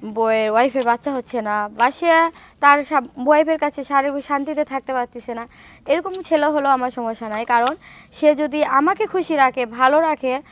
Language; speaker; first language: Bangla; native; Bangla